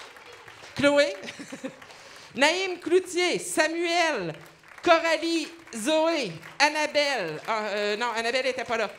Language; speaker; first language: French; native; French